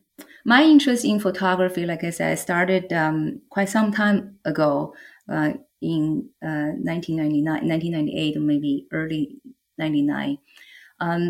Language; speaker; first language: English; non-native, fluent; Chinese